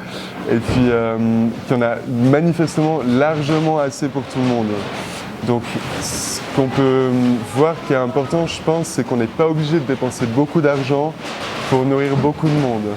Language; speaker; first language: French; native; French